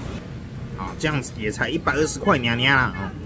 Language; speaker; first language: Chinese; native; Chinese